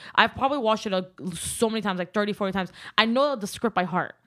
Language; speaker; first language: English; early bilingual, other home language; Armenian